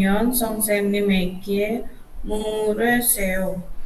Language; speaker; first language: Korean; non-native, learner; Indonesian